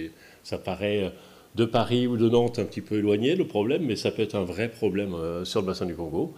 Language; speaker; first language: French; native; French